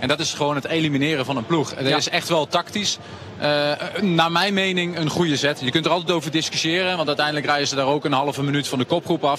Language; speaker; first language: Dutch; native; Dutch